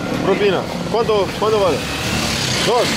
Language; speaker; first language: Spanish; non-native, learner; English